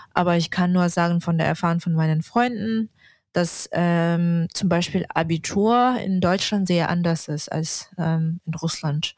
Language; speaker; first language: German; non-native, fluent; Russian